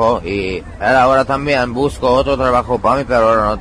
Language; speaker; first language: Spanish; non-native, learner; Hungarian